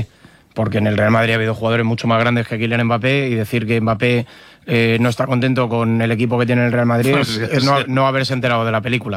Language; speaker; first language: Spanish; native; Spanish